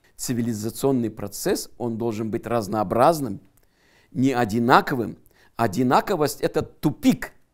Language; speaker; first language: Russian; non-native, local second language; Crimean Tatar